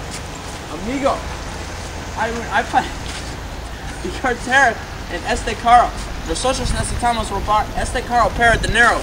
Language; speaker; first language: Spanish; non-native, learner; English